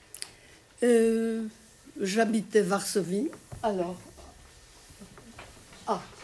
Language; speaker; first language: French; non-native, fluent; Polish